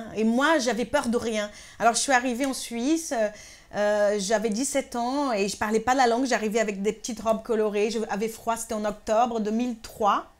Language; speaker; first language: French; non-native, fluent; Portuguese